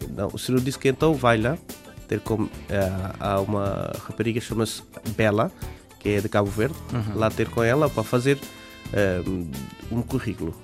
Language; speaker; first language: Portuguese; non-native, learner; Bangla